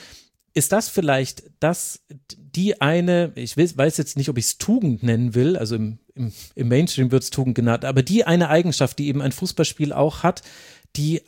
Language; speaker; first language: German; native; German